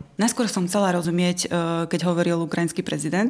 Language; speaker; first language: Slovak; early bilingual, other home language; Russian